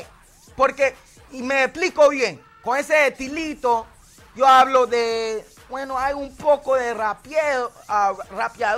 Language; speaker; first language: Spanish; early bilingual, heritage; Spanish